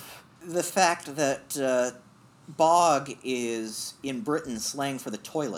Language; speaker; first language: English; native; English